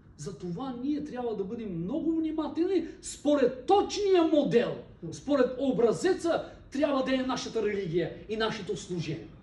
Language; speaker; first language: Bulgarian; non-native, local second language; Turkish